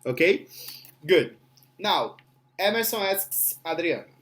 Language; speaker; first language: English; non-native, fluent; Portuguese